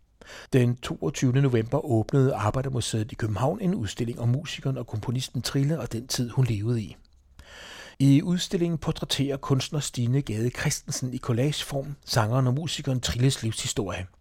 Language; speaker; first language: Danish; native; Danish